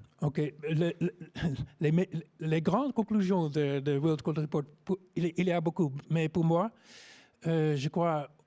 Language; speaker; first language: French; non-native, learner; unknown